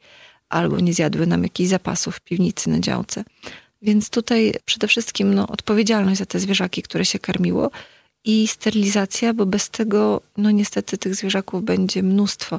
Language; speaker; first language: Polish; native; Polish